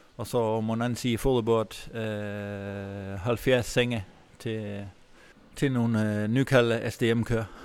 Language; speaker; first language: Danish; non-native, fluent; Dutch